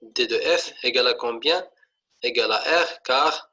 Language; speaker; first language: French; non-native, local second language; Arabic